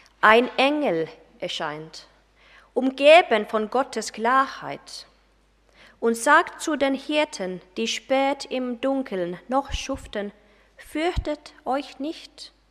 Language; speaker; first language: German; non-native, fluent; Finnish